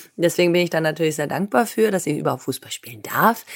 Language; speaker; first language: German; native; German